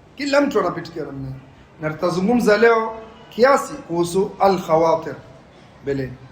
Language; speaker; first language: Swahili; native; Swahili